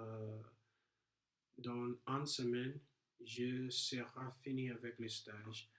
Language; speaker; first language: French; non-native, learner; English